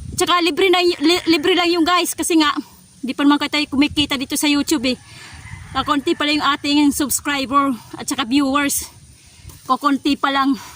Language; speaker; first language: Filipino; non-native, local second language; Waray